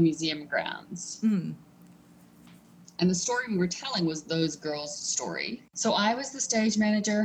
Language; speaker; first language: English; native; English